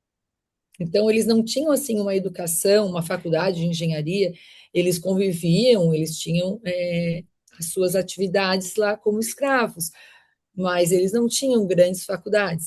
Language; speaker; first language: Portuguese; non-native, fluent; Spanish